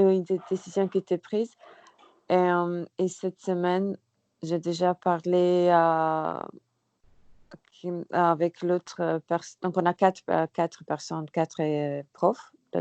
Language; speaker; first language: French; non-native, learner; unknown